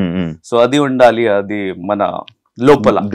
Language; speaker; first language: Telugu; non-native, local second language; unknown